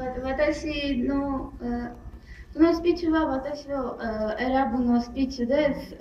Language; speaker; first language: Japanese; non-native, learner; Armenian